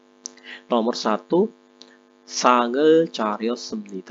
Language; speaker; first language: Korean; non-native, fluent; Indonesian